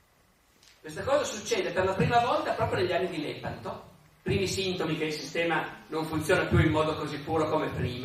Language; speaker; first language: Italian; native; Italian